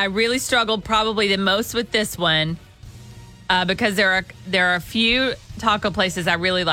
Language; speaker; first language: English; native; English